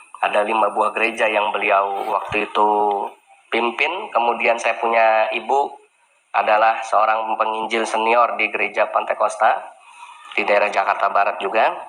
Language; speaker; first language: Indonesian; native; Indonesian